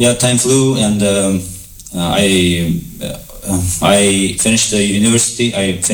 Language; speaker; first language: English; non-native, fluent; Kazakh